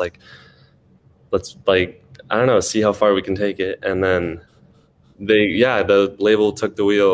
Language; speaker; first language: English; native; English